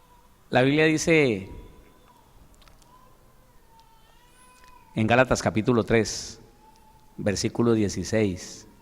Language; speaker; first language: Spanish; native; Spanish